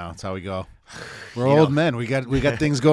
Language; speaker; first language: English; native; English